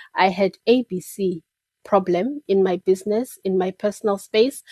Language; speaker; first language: English; non-native, local second language; Xhosa